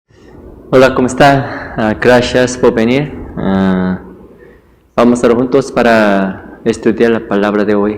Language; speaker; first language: Spanish; non-native, fluent; Korean